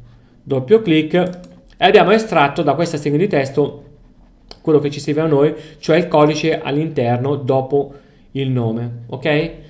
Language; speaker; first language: Italian; native; Italian